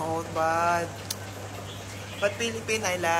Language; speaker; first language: English; non-native, learner; Thai